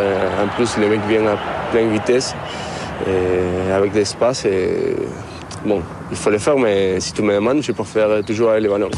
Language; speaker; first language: French; non-native, fluent; Spanish